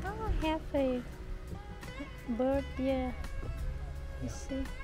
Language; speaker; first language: English; non-native, learner; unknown